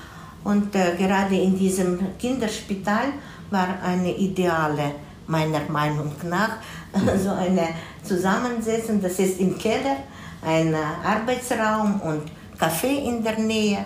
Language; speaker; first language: German; non-native, fluent; Russian